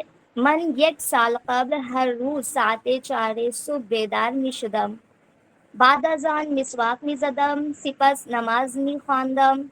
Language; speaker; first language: Persian; non-native, learner; Urdu